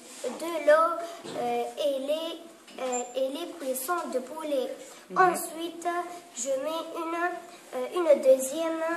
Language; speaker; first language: French; non-native, learner; Arabic